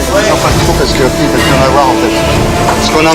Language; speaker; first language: French; native; French